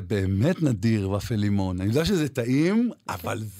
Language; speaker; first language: Hebrew; native; Hebrew